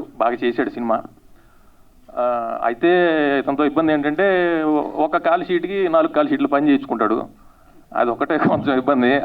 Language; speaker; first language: Telugu; native; Telugu